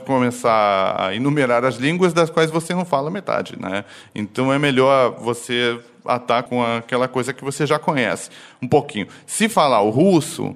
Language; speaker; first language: Portuguese; non-native, fluent; Russian